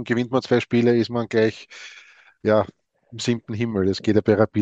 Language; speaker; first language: German; native; German